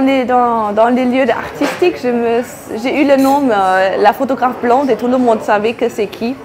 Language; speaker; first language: French; non-native, fluent; German